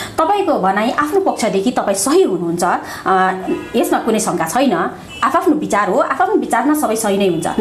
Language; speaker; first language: Nepali; native; Nepali